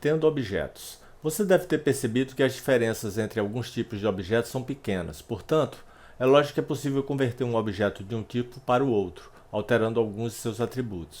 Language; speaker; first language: Portuguese; native; Portuguese